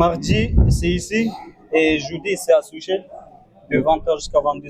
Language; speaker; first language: French; non-native, fluent; Persian